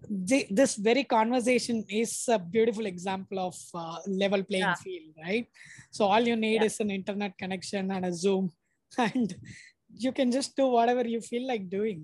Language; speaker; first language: English; non-native, local second language; Tamil